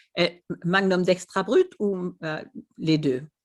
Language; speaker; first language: French; non-native, fluent; Swedish